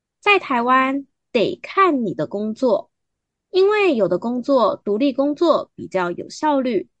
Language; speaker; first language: Chinese; native; Chinese